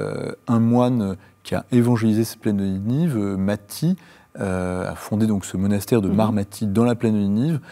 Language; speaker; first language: French; native; French